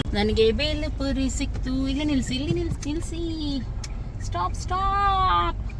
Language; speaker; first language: Kannada; non-native, local second language; Konkani